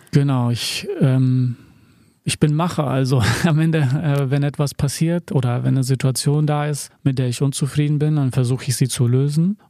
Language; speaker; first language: German; early bilingual, other home language; Serbian